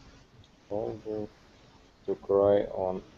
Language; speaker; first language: English; non-native, learner; Russian